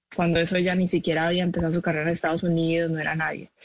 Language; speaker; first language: Spanish; native; Spanish